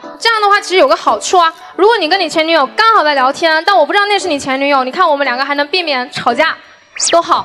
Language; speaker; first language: Chinese; native; Chinese